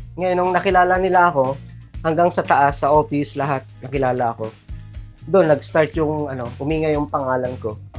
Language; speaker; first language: Filipino; non-native, local second language; Iloko